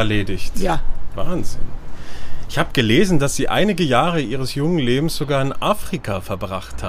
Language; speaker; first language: German; native; German